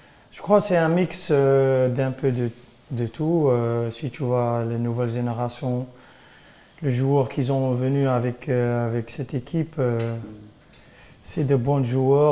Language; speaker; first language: French; non-native, fluent; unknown